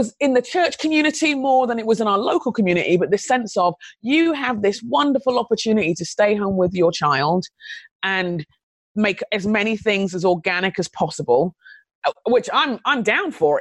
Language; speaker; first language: English; native; English